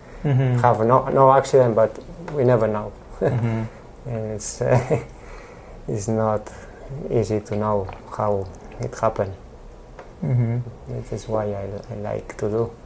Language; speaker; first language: English; non-native, learner; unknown